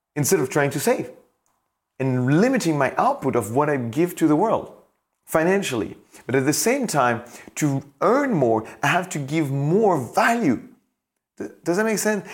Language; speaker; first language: English; non-native, fluent; French